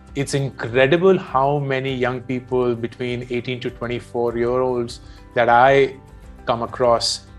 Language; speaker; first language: English; non-native, local second language; Hindi